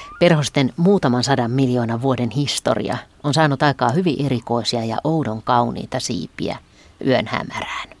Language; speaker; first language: Finnish; native; Finnish